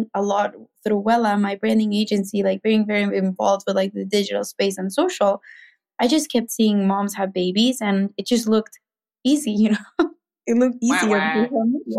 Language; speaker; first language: English; non-native, fluent; Spanish